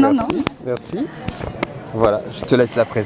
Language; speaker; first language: French; native; French